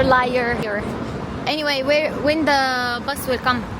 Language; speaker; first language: English; non-native, learner; Arabic